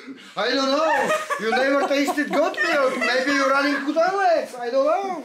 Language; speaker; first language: English; non-native, learner; Slovak